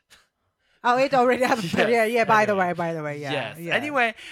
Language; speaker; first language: English; non-native, fluent; Japanese